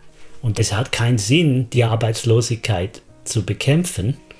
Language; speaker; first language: German; non-native, fluent; English